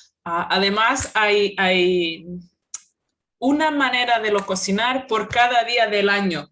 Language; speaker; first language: Spanish; non-native, fluent; Portuguese